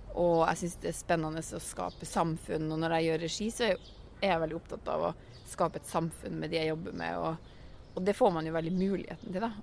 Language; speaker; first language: Norwegian; native; Norwegian